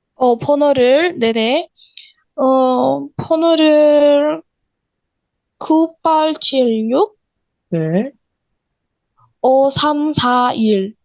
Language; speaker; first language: Korean; non-native, learner; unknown